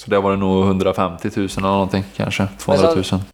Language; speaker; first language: Swedish; native; Swedish